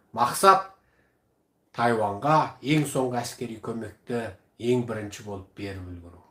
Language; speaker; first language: Kazakh; early bilingual, heritage; Kazakh